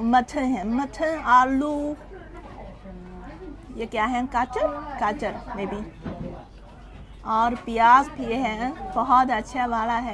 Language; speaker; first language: Hindi; non-native, fluent; Chinese